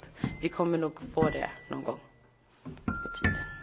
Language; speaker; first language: Swedish; early bilingual, other home language; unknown